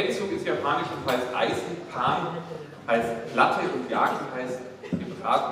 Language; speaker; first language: German; native; German